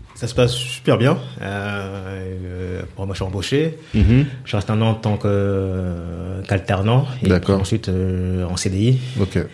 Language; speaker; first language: French; native; French